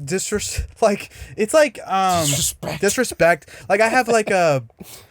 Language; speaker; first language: English; native; English